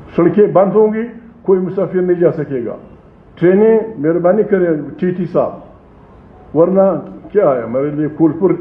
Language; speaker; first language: Urdu; non-native, local second language; Pashto